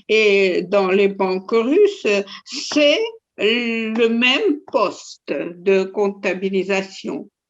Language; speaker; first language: French; non-native, fluent; Russian